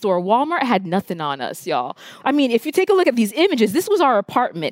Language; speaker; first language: English; early bilingual, other home language; Haitian Creole